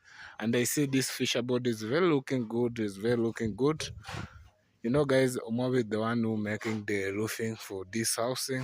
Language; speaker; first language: English; non-native, learner; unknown